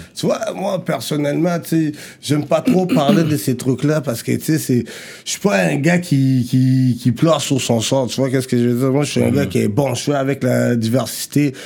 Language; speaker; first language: French; early bilingual, other home language; Rundi